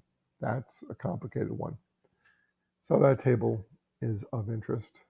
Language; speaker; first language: English; native; English